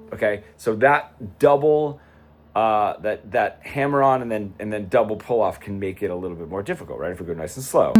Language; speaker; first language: English; native; English